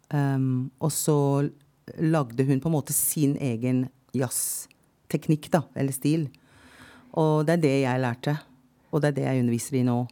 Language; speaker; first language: Norwegian; non-native, fluent; English